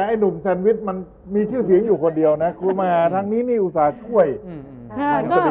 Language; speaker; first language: Thai; native; Thai